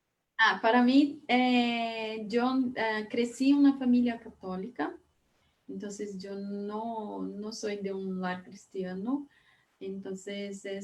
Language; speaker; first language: Spanish; non-native, fluent; Portuguese